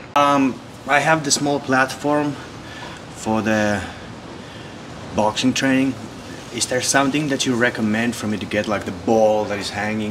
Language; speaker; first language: English; non-native, fluent; Finnish